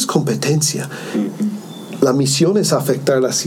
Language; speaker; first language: Spanish; non-native, fluent; English